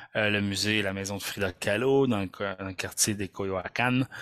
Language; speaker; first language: French; native; French